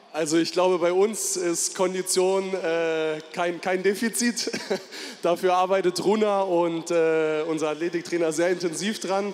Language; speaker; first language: German; native; German